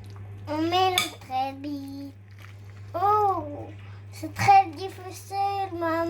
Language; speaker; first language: French; early bilingual, heritage; French